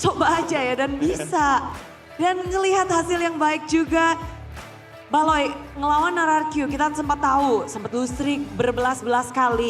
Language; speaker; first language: Indonesian; native; Indonesian